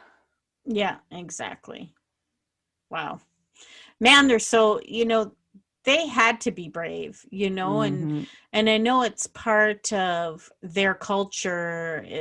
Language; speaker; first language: English; native; English